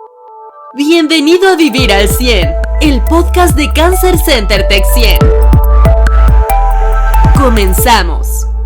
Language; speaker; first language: Spanish; native; Spanish